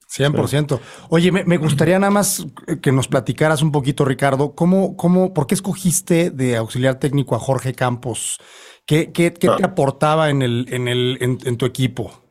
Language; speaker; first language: Spanish; native; Spanish